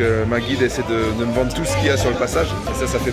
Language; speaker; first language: French; native; French